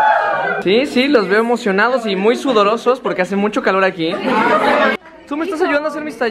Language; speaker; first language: Spanish; native; Spanish